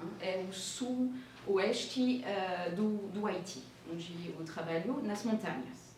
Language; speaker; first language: Portuguese; non-native, fluent; French